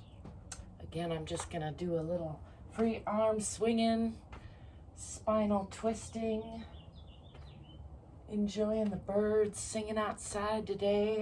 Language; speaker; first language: English; native; English